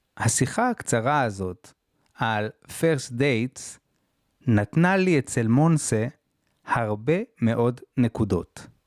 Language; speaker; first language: Hebrew; native; Hebrew